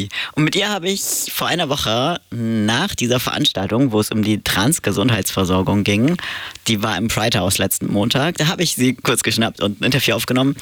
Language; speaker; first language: German; native; German